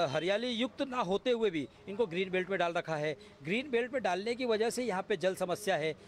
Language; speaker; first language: Hindi; native; Hindi